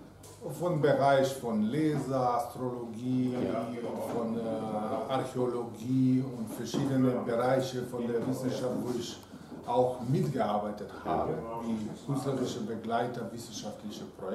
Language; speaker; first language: German; non-native, fluent; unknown